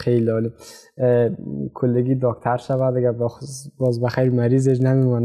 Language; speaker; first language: Persian; native; Persian